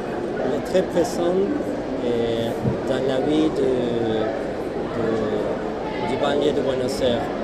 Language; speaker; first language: French; non-native, fluent; Spanish